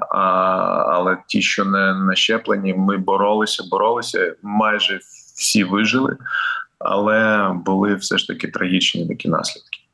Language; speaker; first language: Ukrainian; non-native, local second language; Russian